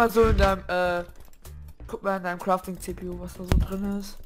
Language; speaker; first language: German; native; German